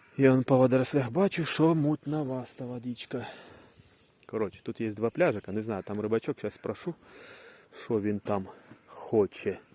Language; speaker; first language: Ukrainian; non-native, local second language; Russian